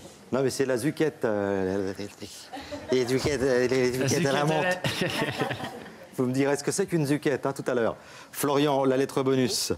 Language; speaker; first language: French; native; French